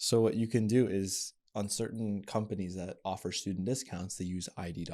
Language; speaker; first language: English; native; English